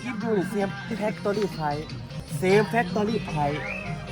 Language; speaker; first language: English; non-native, learner; Thai